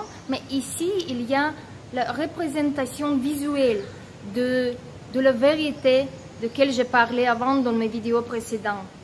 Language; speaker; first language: French; non-native, fluent; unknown